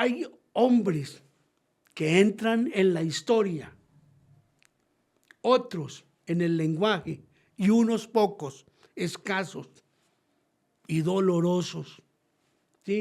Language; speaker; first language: Spanish; native; Spanish